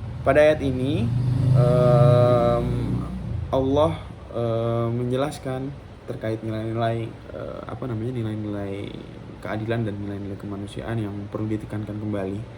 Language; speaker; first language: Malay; non-native, local second language; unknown